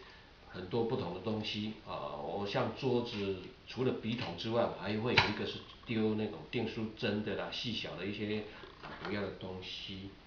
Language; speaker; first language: Chinese; native; Chinese